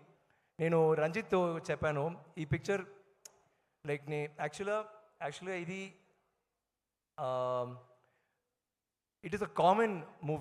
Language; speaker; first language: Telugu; non-native, learner; Tamil